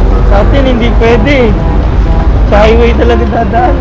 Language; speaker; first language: Filipino; non-native, local second language; Cebuano